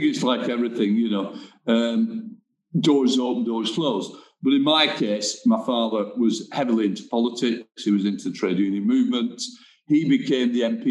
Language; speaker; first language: English; native; English